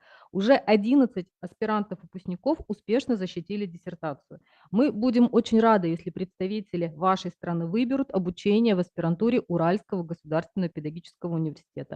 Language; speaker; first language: Russian; native; Russian